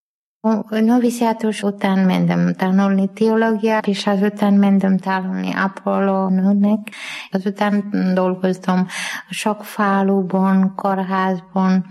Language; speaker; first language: Hungarian; non-native, learner; Malayalam